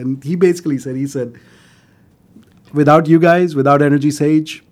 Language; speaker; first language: English; non-native, local second language; Hindi